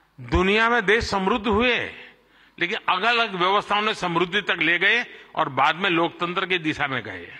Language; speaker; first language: Hindi; non-native, local second language; Gujarati